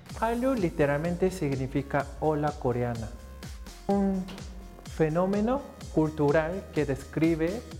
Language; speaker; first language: Spanish; non-native, fluent; Korean